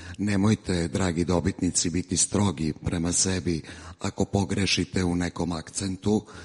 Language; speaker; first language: Serbian; native; Serbian